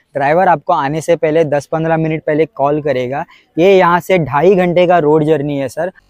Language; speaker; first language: Hindi; non-native, local second language; Konkani